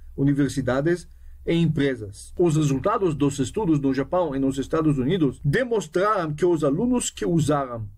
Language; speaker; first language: Portuguese; non-native, fluent; Hebrew